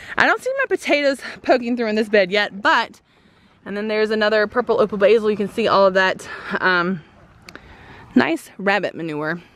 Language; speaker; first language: English; native; English